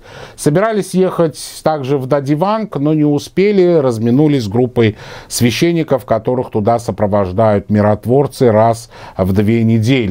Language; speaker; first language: Russian; native; Russian